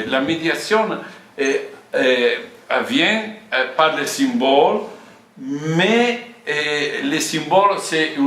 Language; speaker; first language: French; non-native, fluent; Italian